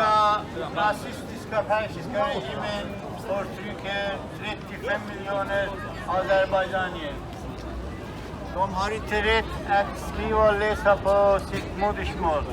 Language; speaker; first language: Swedish; non-native, fluent; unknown